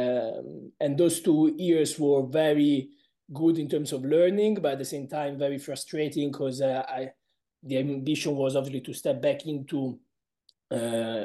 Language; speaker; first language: English; non-native, fluent; Italian